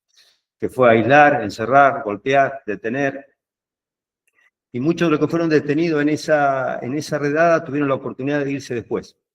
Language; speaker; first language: Spanish; native; Spanish